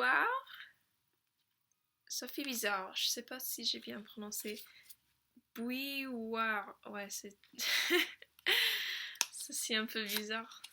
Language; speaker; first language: French; non-native, fluent; English